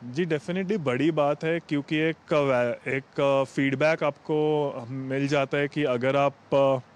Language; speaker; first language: Hindi; non-native, local second language; Marathi